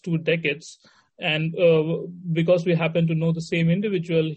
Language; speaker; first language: English; non-native, local second language; Hindi